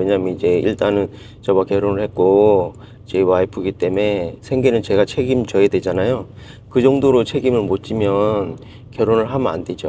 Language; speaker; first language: Korean; native; Korean